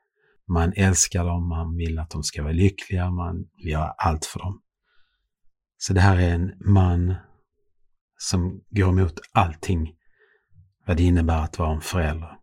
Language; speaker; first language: Swedish; native; Swedish